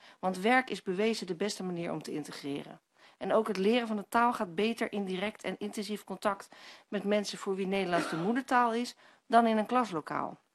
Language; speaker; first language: Dutch; native; Dutch